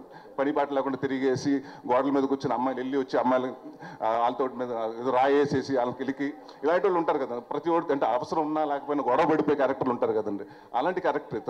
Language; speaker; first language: Telugu; native; Telugu